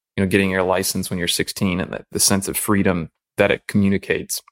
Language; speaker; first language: English; native; English